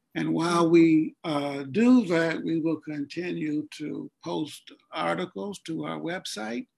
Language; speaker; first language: English; native; English